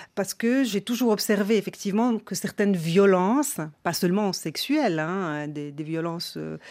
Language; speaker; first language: French; non-native, local second language; Arabic